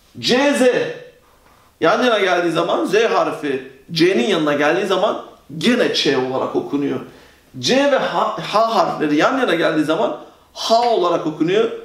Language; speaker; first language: Turkish; native; Turkish